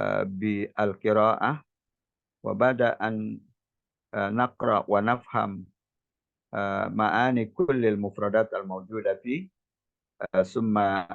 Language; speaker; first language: Arabic; non-native, fluent; Indonesian